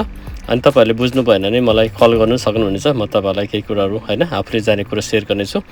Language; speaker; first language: Hindi; non-native, learner; Nepali